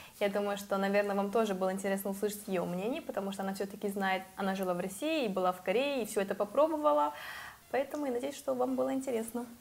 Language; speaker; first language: Russian; non-native, fluent; Korean